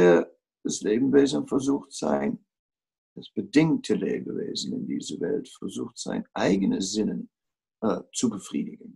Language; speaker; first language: German; non-native, fluent; Dutch